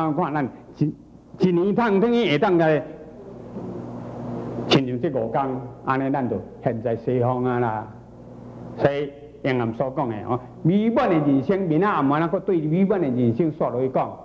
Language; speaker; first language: Chinese; native; Chinese